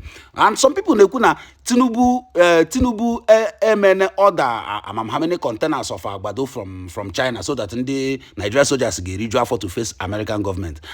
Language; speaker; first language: Nigerian Pidgin; non-native, local second language; Igbo